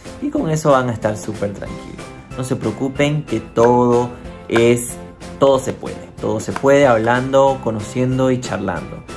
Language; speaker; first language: Spanish; native; Spanish